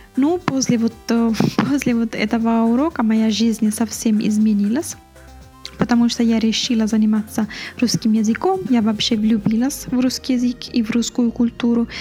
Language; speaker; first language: Russian; non-native, fluent; Italian